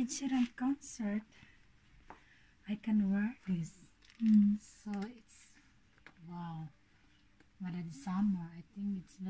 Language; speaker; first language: English; non-native, fluent; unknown